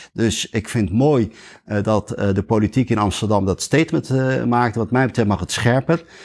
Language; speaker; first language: Dutch; early bilingual, other home language; Riffian